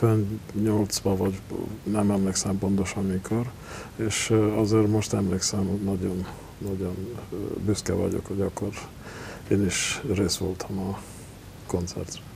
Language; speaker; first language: Hungarian; non-native, local second language; Romanian